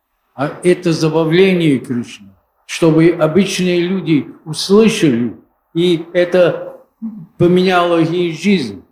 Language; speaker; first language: Russian; non-native, fluent; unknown